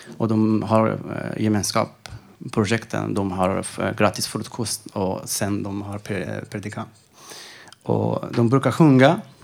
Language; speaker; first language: Swedish; non-native, fluent; Persian